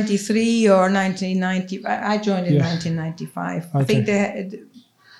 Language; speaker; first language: English; non-native, fluent; Swiss German